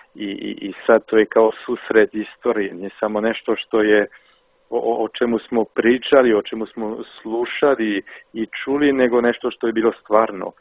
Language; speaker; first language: Serbian; non-native, fluent; French